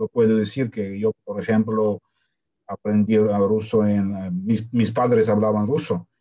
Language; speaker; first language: Spanish; non-native, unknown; Russian